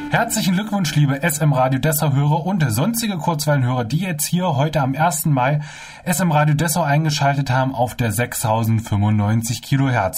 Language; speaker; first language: German; native; German